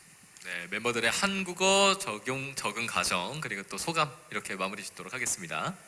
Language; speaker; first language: Korean; native; Korean